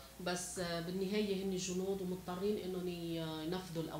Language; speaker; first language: Arabic; native; Arabic